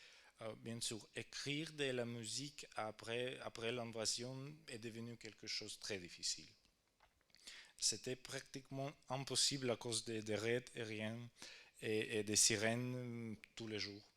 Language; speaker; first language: French; non-native, fluent; Ukrainian